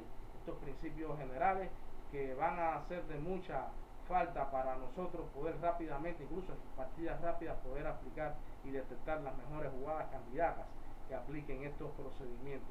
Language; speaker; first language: Spanish; native; Spanish